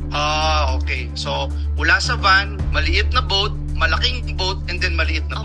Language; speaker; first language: Filipino; native; Filipino